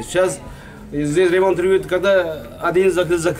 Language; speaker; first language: Russian; non-native, learner; Uzbek